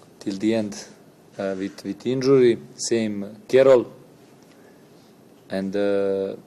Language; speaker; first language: English; non-native, learner; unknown